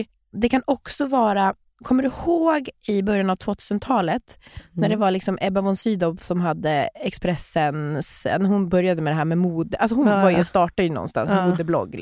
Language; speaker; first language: Swedish; native; Swedish